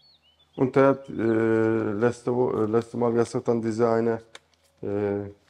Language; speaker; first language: German; non-native, learner; Turkish